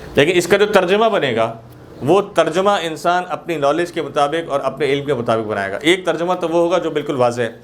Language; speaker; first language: Urdu; native; Urdu